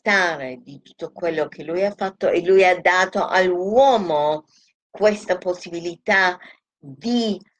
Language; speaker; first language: Italian; non-native, fluent; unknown